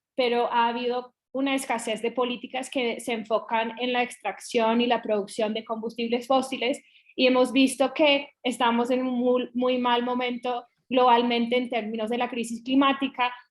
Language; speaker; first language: Spanish; non-native, fluent; English